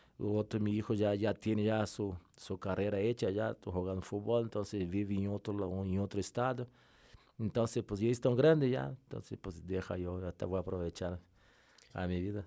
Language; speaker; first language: Spanish; non-native, fluent; Portuguese